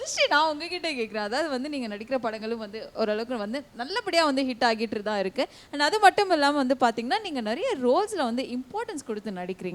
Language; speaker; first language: Tamil; native; Tamil